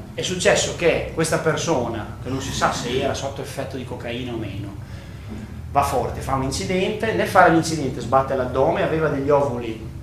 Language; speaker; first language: Italian; native; Italian